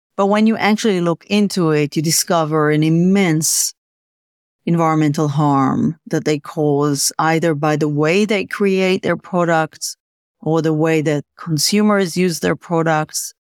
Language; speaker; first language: English; non-native, fluent; Hebrew